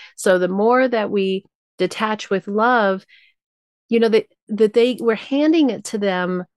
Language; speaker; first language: English; native; English